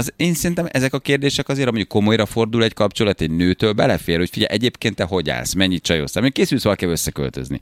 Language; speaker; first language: Hungarian; native; Hungarian